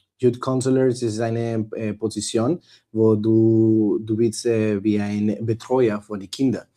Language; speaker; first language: German; non-native, learner; Spanish